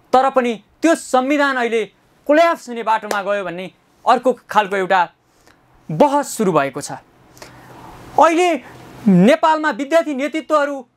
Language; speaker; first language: Nepali; native; Nepali